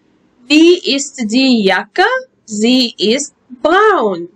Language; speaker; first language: German; non-native, fluent; Arabic